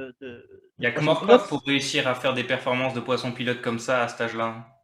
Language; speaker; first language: French; native; French